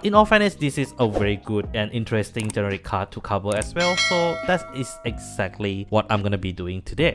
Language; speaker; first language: English; non-native, fluent; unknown